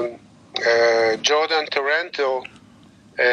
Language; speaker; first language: English; non-native, learner; Hebrew